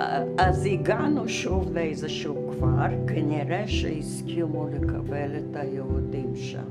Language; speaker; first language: Hebrew; early bilingual, other home language; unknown